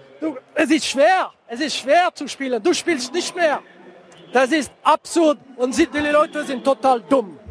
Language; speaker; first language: German; non-native, fluent; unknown